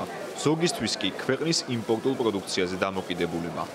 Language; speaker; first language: Georgian; native; Georgian